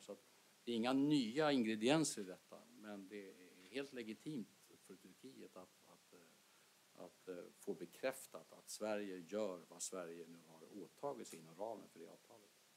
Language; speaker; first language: Swedish; native; Swedish